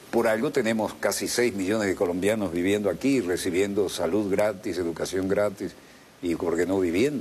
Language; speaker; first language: Spanish; native; Spanish